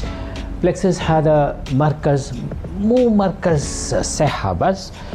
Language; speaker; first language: Arabic; non-native, learner; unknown